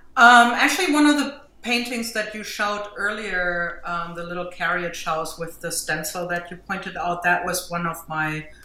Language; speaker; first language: English; non-native, fluent; German